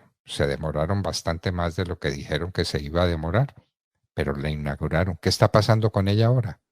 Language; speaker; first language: Spanish; native; Spanish